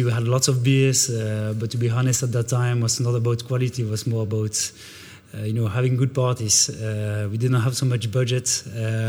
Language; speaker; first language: English; non-native, fluent; French